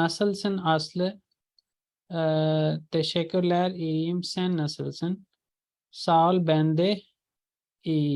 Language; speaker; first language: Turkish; non-native, fluent; Urdu